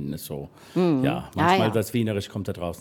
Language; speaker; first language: German; non-native, learner; English